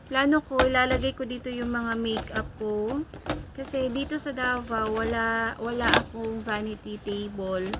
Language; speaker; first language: Filipino; non-native, local second language; Cebuano